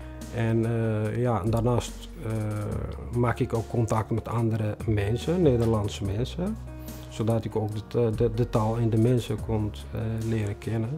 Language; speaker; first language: Dutch; non-native, fluent; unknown